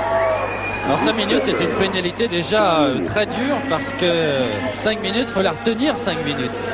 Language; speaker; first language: French; native; French